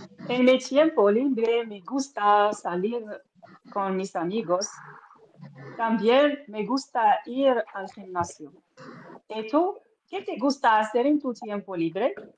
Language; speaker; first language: Spanish; non-native, learner; Arabic